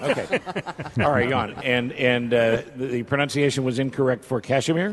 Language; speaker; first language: English; native; English